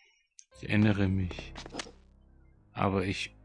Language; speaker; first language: German; native; German